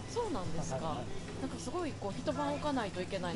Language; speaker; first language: Japanese; native; Japanese